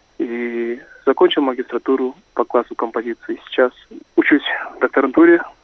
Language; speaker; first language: Russian; non-native, local second language; Kazakh